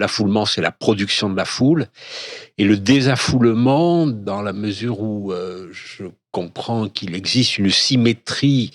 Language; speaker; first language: French; native; French